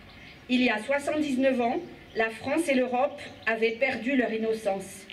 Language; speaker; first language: French; native; French